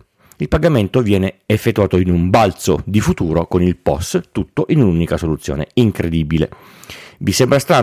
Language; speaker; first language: Italian; native; Italian